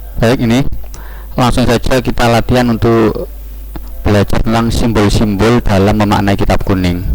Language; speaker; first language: Indonesian; non-native, local second language; Javanese